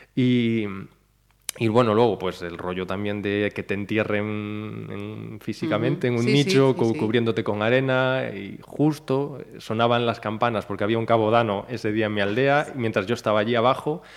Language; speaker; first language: Spanish; native; Spanish